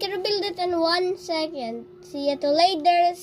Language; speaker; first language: English; non-native, local second language; Filipino